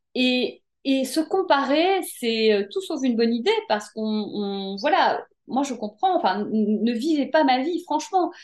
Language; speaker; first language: French; native; French